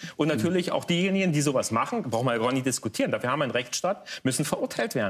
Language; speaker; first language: German; native; German